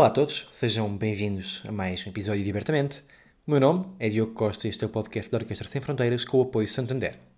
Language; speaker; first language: Portuguese; native; Portuguese